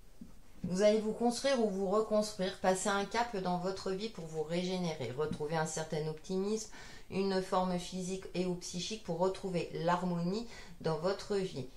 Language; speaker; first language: French; native; French